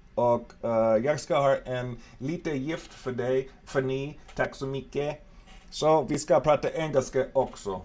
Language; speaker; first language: Swedish; non-native, learner; English